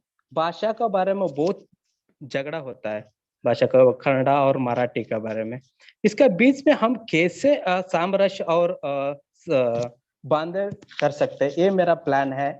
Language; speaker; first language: Hindi; non-native, learner; Kannada